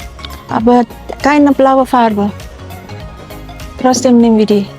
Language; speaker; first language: German; non-native, learner; Indonesian